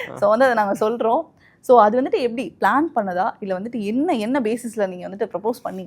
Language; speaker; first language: Tamil; native; Tamil